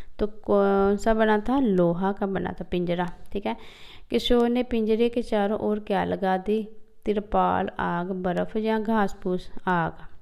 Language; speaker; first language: Hindi; non-native, local second language; Punjabi